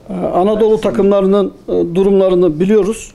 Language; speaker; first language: Turkish; native; Turkish